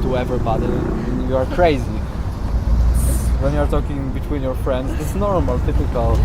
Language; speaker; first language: English; non-native, learner; Polish